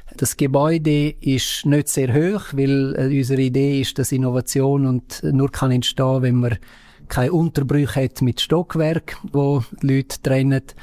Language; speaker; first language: German; non-native, local second language; Romansh